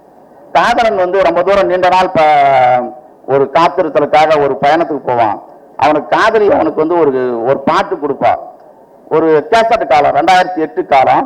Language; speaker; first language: Tamil; native; Tamil